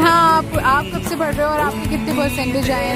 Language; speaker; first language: Hindi; native; Hindi